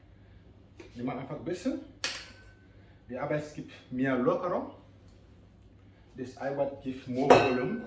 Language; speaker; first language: German; non-native, learner; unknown